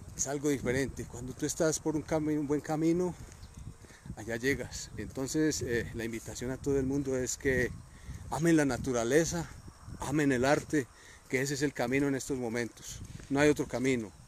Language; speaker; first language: Spanish; native; Spanish